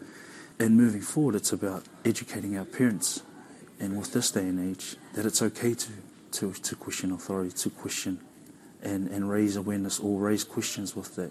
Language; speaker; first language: English; native; English